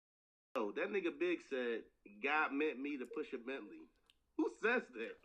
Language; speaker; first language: English; native; English